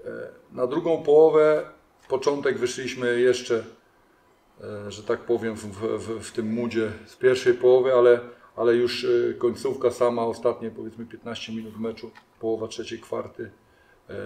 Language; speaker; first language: Polish; native; Polish